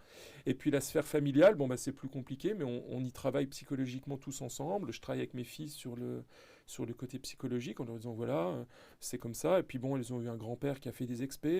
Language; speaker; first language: French; native; French